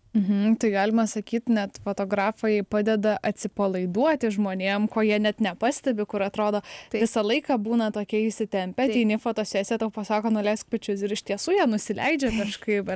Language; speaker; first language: Lithuanian; native; Lithuanian